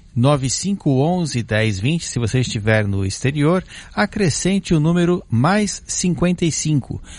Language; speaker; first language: Portuguese; native; Portuguese